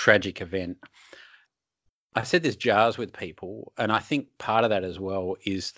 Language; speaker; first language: English; native; English